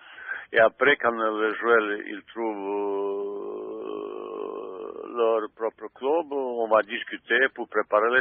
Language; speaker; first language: French; non-native, fluent; Bosnian